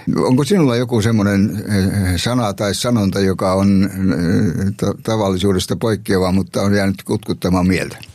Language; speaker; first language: Finnish; native; Finnish